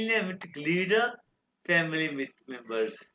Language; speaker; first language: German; non-native, fluent; Urdu